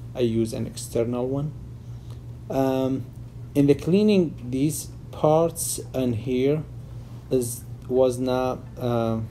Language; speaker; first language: English; non-native, learner; Arabic